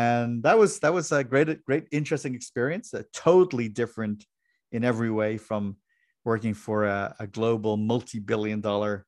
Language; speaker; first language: English; native; English